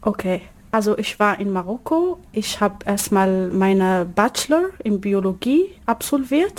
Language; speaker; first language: German; non-native, learner; Arabic